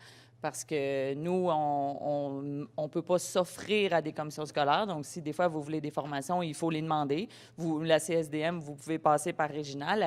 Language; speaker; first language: French; native; French